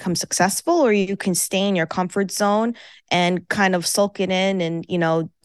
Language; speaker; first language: English; early bilingual, other home language; Persian